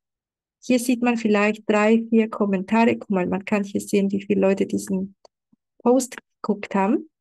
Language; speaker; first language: German; non-native, fluent; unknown